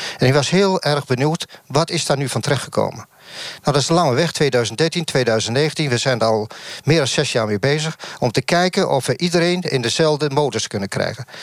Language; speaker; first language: Dutch; native; Dutch